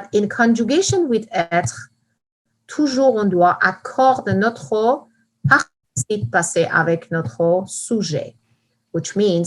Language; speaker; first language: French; non-native, fluent; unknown